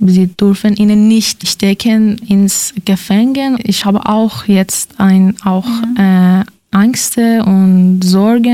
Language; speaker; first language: German; non-native, learner; Persian